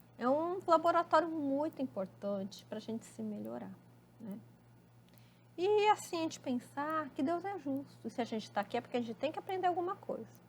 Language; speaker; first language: Portuguese; native; Portuguese